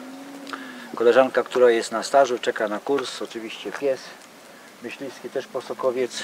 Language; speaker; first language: Polish; native; Polish